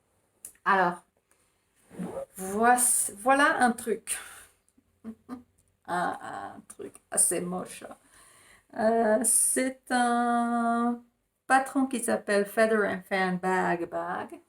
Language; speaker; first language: French; non-native, fluent; Finnish